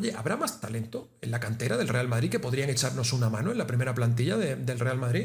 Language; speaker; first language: Spanish; native; Spanish